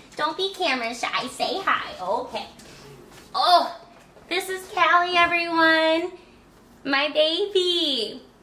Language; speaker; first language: English; native; English